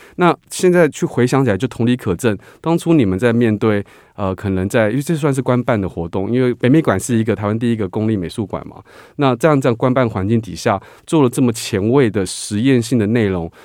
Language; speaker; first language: Chinese; native; Chinese